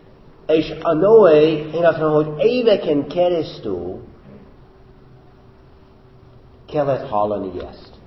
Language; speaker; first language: Hungarian; non-native, fluent; English